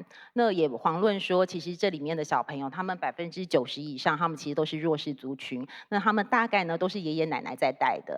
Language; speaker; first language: Chinese; native; Chinese